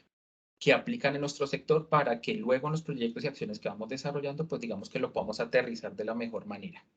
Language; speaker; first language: Spanish; native; Spanish